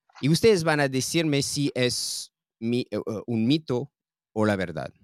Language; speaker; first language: Spanish; non-native, learner; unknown